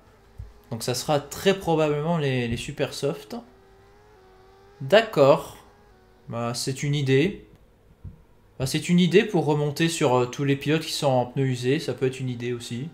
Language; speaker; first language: French; native; French